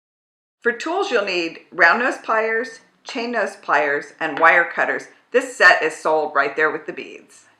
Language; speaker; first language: English; native; English